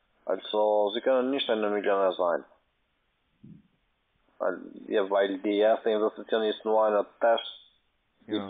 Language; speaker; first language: German; non-native, learner; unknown